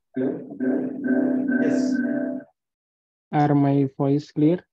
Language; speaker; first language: English; non-native, fluent; Indonesian